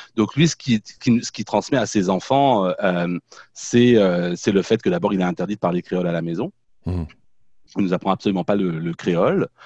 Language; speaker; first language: French; native; French